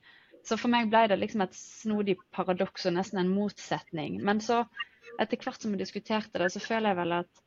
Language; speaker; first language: Norwegian; native; Norwegian